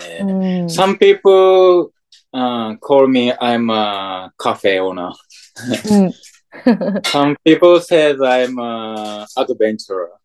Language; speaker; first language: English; non-native, fluent; Japanese